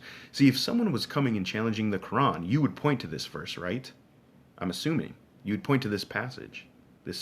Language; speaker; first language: English; native; English